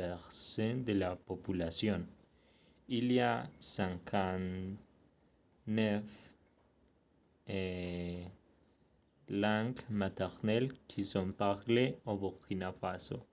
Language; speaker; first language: French; non-native, learner; Spanish